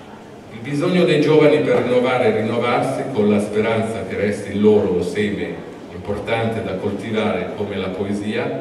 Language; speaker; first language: Italian; native; Italian